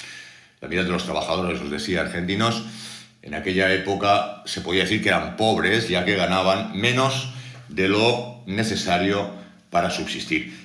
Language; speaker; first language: Spanish; native; Spanish